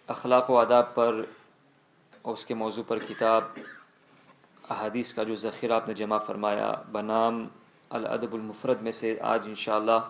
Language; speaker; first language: Arabic; non-native, fluent; English